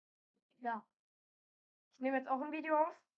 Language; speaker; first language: German; native; German